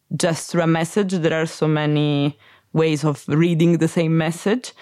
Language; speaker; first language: English; non-native, fluent; Italian